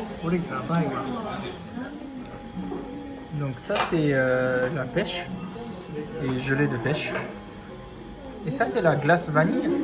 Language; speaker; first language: French; non-native, fluent; Japanese